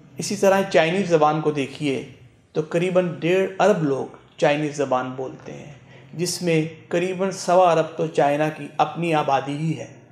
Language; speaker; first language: Urdu; non-native, local second language; Punjabi